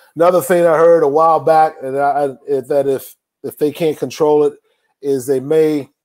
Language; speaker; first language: English; native; English